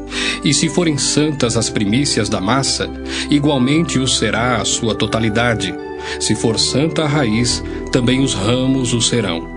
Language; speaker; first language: Portuguese; native; Portuguese